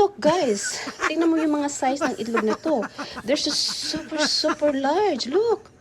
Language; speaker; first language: Filipino; native; Filipino